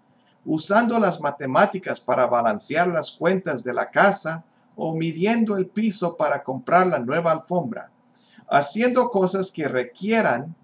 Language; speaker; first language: Spanish; non-native, fluent; English